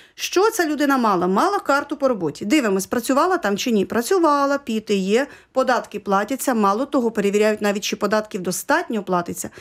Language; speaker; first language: Ukrainian; native; Ukrainian